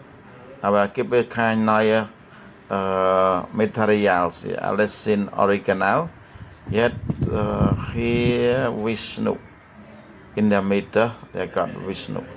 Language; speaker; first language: German; non-native, learner; Khmer